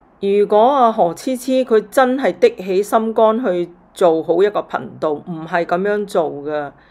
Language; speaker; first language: Cantonese; native; Cantonese